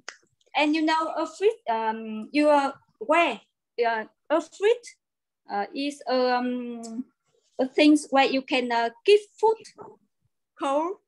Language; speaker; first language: English; non-native, learner; Vietnamese